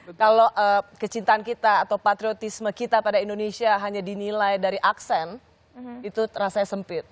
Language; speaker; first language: Indonesian; native; Indonesian